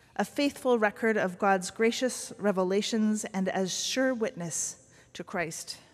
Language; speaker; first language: English; native; English